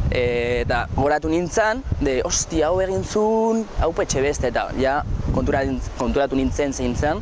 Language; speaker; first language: Basque; non-native, local second language; Spanish